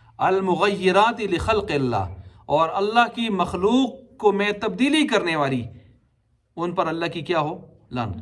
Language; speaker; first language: Urdu; non-native, local second language; Punjabi